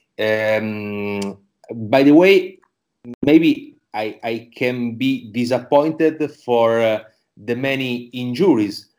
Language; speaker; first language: English; non-native, learner; Italian